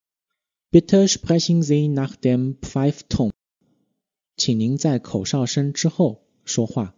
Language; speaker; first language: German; non-native, fluent; Chinese